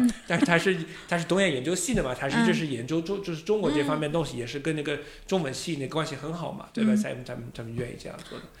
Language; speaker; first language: Chinese; non-native, fluent; English